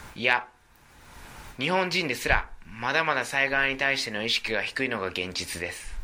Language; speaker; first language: Japanese; native; Japanese